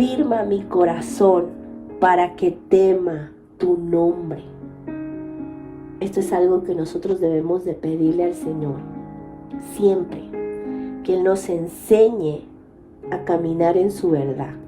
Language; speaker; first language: Spanish; native; Spanish